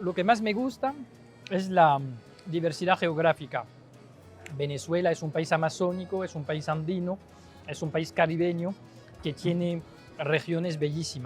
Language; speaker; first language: Spanish; non-native, fluent; French